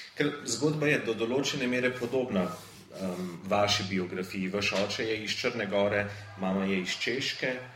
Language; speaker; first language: Slovenian; native; Slovenian